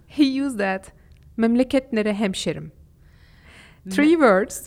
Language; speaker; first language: English; non-native, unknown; Turkish